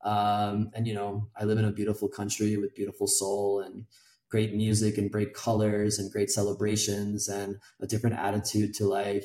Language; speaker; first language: English; native; English